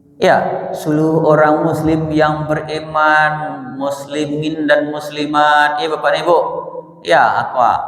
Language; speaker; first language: Malay; non-native, local second language; Minangkabau